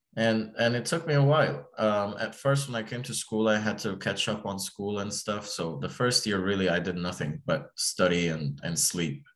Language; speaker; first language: English; early bilingual, other home language; Arabic